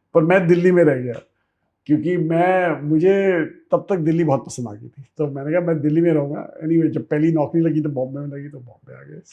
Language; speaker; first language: Hindi; non-native, local second language; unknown